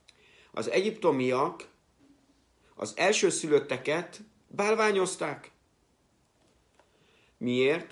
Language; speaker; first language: Hungarian; native; Hungarian